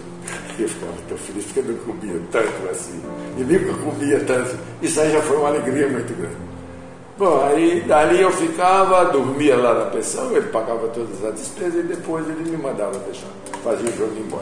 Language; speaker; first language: Portuguese; native; Portuguese